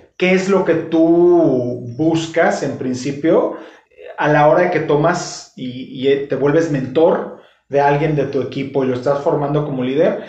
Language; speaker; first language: Spanish; native; Spanish